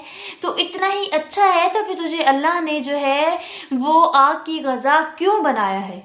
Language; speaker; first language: Urdu; native; Urdu